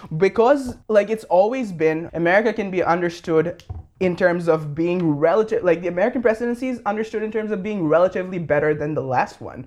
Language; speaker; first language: English; non-native, local second language; Bangla